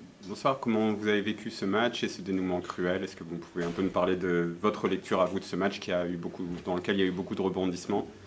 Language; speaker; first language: French; native; French